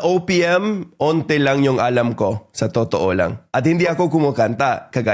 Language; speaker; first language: Filipino; non-native, fluent; English